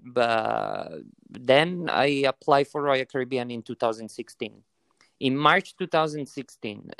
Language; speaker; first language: English; non-native, fluent; Italian